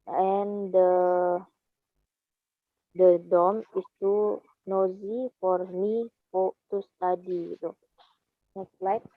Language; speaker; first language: English; non-native, learner; Indonesian